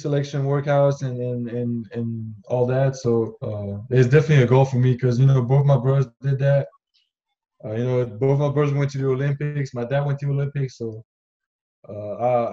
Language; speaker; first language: English; non-native, fluent; French